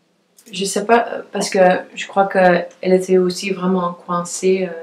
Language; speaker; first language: French; non-native, fluent; Dutch